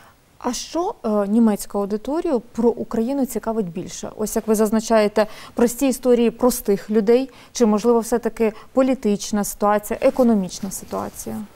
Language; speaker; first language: Ukrainian; native; Ukrainian